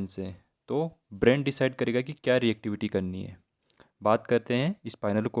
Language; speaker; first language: Hindi; native; Hindi